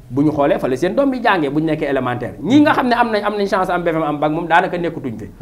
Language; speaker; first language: French; non-native, local second language; Wolof